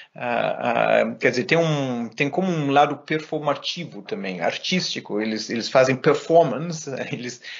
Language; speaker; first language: Portuguese; native; Portuguese